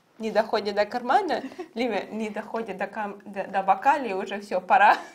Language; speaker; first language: Russian; non-native, fluent; Spanish